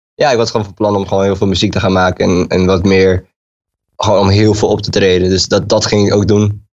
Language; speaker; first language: Dutch; native; Dutch